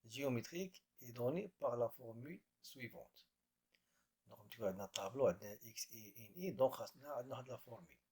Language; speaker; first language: French; non-native, local second language; Arabic